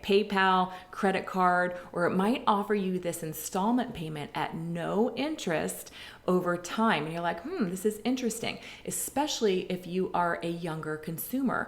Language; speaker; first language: English; native; English